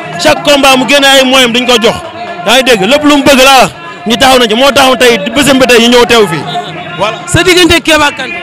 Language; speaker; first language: Wolof; non-native, local second language; Serer